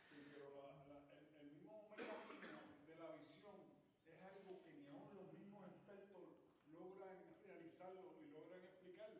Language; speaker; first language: Spanish; native; Spanish